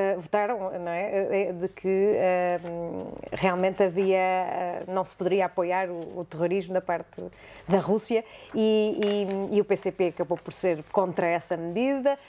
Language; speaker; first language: Portuguese; native; Portuguese